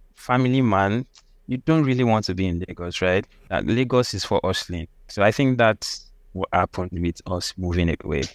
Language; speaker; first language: English; non-native, local second language; Yoruba